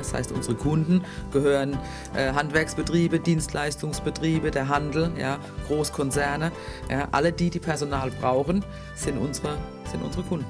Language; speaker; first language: German; native; German